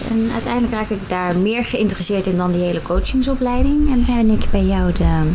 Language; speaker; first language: Dutch; native; Dutch